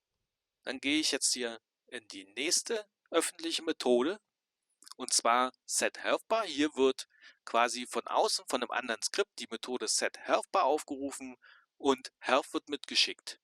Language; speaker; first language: German; native; German